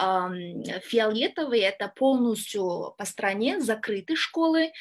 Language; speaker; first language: Russian; non-native, learner; Kyrgyz